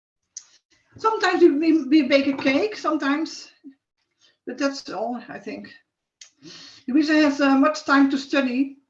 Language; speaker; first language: English; non-native, learner; Dutch